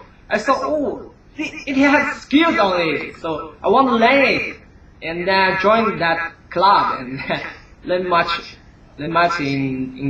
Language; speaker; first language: English; non-native, learner; Chinese